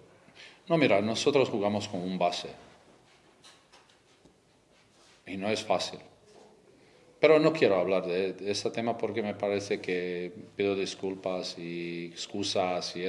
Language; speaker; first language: Spanish; non-native, learner; Croatian